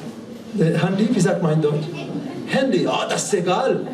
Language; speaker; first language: German; non-native, learner; French